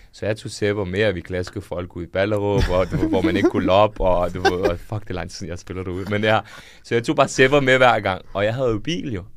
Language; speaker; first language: Danish; early bilingual, other home language; Serbian